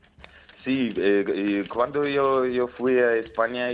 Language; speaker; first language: Spanish; non-native, learner; Belarusian